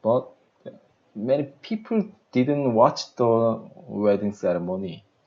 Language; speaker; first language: English; non-native, learner; Korean